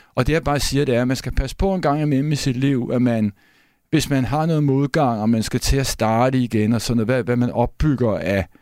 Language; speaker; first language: Danish; native; Danish